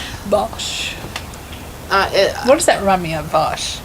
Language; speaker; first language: English; native; English